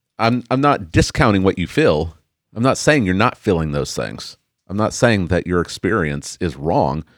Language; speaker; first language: English; native; English